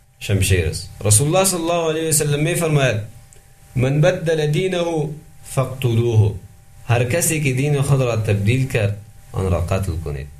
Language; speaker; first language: Persian; native; Persian